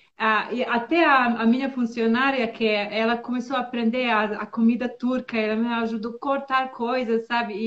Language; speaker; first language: Portuguese; non-native, learner; Bosnian